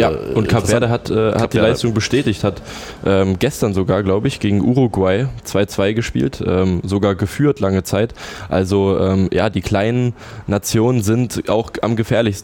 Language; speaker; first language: German; native; German